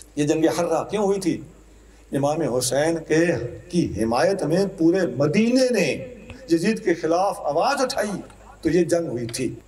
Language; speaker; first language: Urdu; non-native, local second language; Punjabi